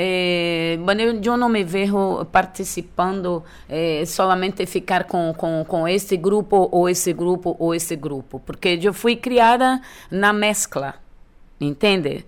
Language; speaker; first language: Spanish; non-native, learner; Portuguese